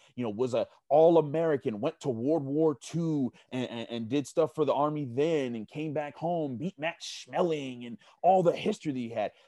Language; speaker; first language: English; native; English